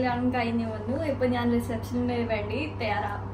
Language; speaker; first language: Malayalam; non-native, learner; Hindi